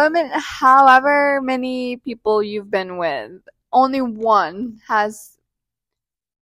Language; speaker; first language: English; non-native, fluent; Spanish